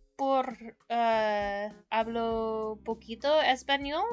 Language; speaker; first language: Spanish; non-native, learner; English